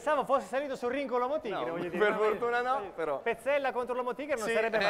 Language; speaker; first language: Italian; native; Italian